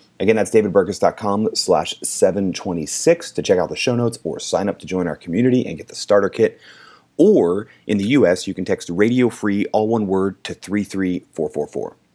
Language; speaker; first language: English; native; English